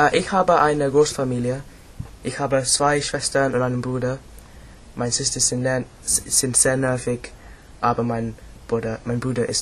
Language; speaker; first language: German; non-native, learner; English